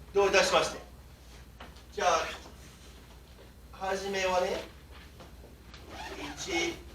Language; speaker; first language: Japanese; non-native, fluent; English